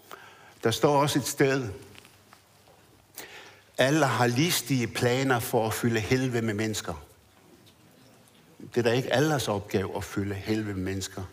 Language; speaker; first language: Danish; early bilingual, other home language; Arabic